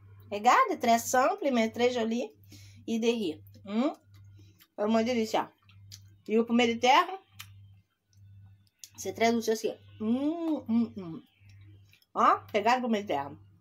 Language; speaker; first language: French; non-native, learner; Portuguese